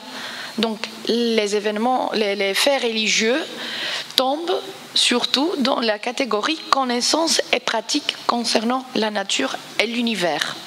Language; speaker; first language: French; non-native, fluent; Greek